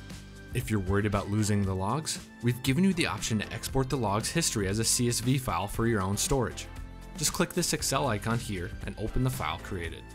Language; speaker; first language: English; native; English